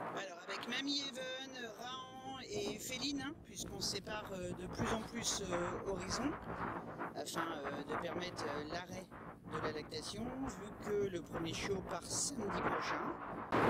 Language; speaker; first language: French; native; French